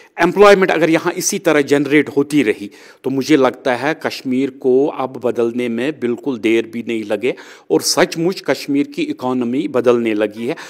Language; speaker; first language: Hindi; non-native, local second language; Kashmiri